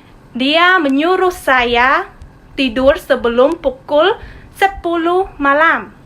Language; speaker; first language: Indonesian; non-native, learner; Khmer